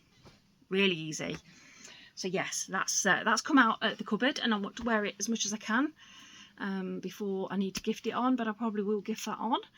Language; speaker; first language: English; native; English